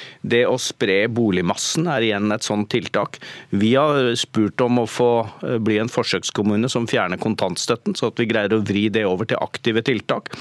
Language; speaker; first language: Norwegian; native; Norwegian